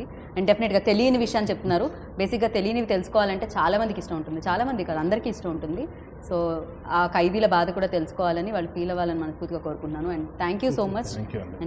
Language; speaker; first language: Telugu; native; Telugu